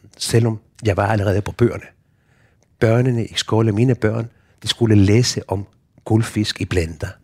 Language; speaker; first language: Danish; non-native, fluent; Spanish